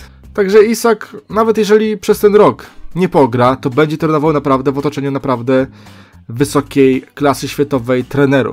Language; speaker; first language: Polish; native; Polish